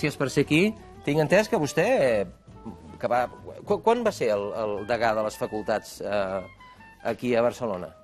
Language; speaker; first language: Catalan; native; Catalan